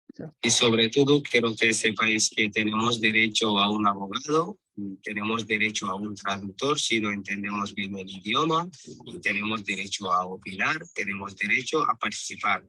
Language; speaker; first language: Spanish; non-native, local second language; Portuguese